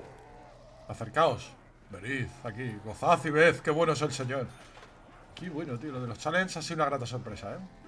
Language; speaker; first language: Spanish; native; Spanish